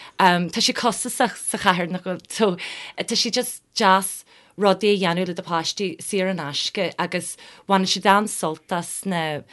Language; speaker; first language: Irish; non-native, local second language; English